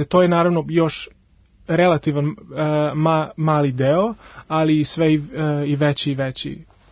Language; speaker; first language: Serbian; early bilingual, heritage; Serbian